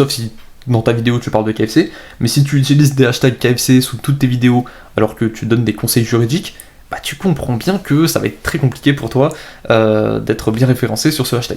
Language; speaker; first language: French; native; French